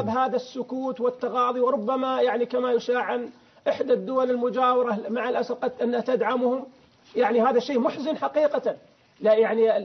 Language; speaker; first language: Arabic; native; Arabic